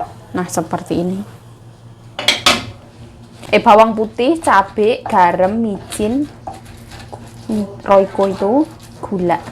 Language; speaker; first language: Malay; non-native, local second language; Javanese